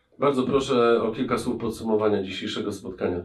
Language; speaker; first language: Polish; native; Polish